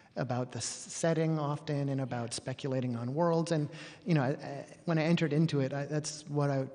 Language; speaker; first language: English; native; English